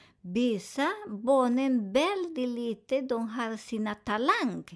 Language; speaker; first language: Swedish; non-native, fluent; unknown